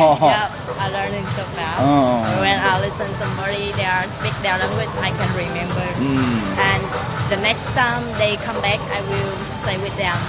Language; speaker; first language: English; non-native, learner; Vietnamese